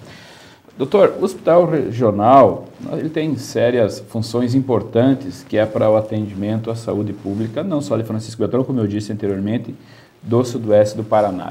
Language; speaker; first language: Portuguese; native; Portuguese